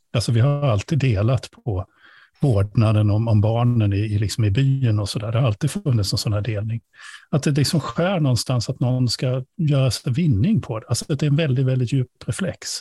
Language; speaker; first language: Swedish; native; Swedish